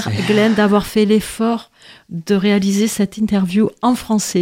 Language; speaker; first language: French; native; French